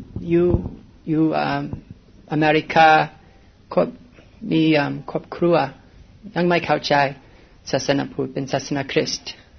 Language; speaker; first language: Thai; non-native, learner; English